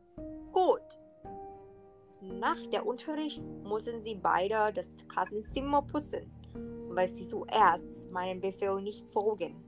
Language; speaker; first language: German; non-native, learner; Thai